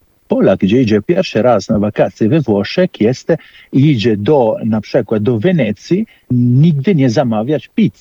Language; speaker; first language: Polish; non-native, fluent; Italian